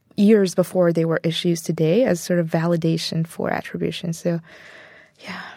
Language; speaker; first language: English; non-native, fluent; Bulgarian